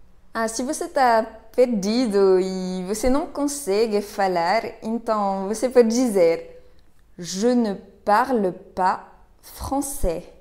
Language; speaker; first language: Portuguese; non-native, fluent; French